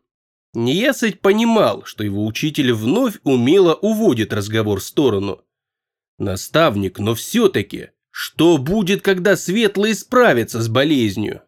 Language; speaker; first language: Russian; native; Russian